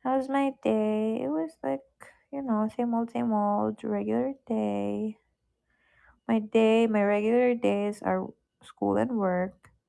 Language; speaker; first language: English; non-native, local second language; Filipino